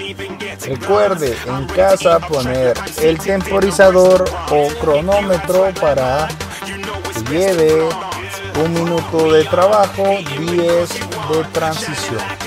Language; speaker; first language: Spanish; native; Spanish